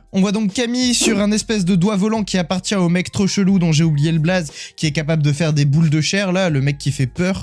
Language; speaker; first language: French; native; French